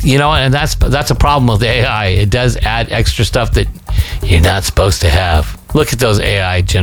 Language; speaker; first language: English; native; English